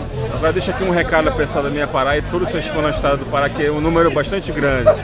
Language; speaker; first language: Portuguese; native; Portuguese